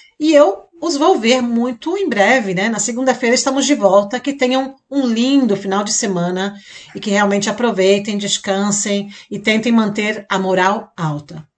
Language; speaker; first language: Portuguese; native; Portuguese